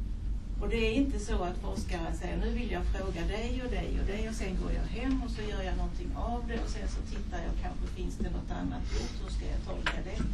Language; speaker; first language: Swedish; native; Swedish